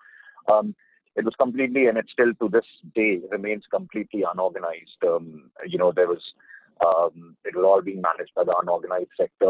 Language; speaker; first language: English; non-native, local second language; Hindi